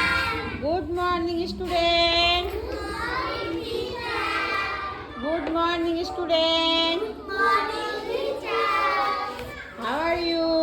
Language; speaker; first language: English; non-native, local second language; Bangla